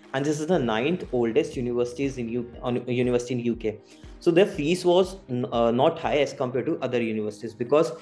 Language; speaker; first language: English; non-native, local second language; Hindi